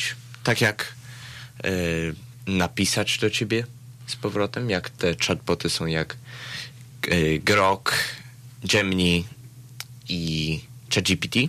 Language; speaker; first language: Polish; early bilingual, heritage; Polish